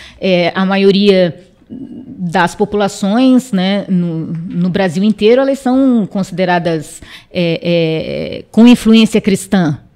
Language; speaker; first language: Portuguese; non-native, local second language; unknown